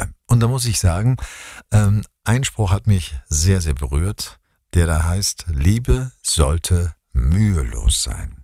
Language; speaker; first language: German; native; German